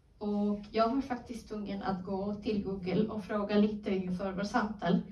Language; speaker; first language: Swedish; non-native, fluent; Spanish